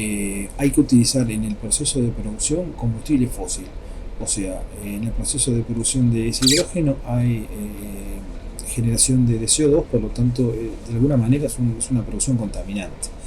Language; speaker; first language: Spanish; native; Spanish